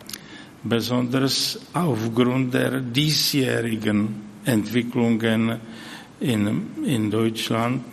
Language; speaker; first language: German; non-native, fluent; Czech